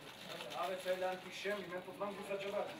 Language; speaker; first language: Hebrew; native; Hebrew